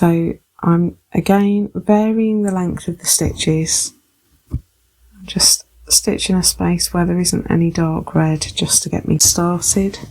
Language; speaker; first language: English; native; English